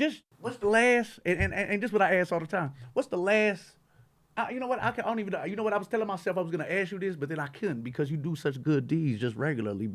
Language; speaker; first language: English; native; English